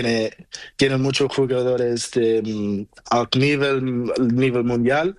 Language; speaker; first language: Spanish; non-native, learner; Portuguese